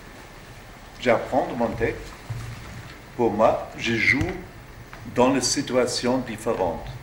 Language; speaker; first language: French; non-native, fluent; German